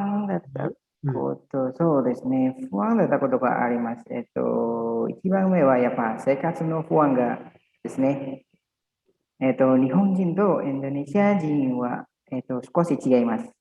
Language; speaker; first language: Japanese; non-native, learner; Indonesian